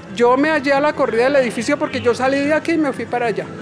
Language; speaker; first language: Spanish; native; Spanish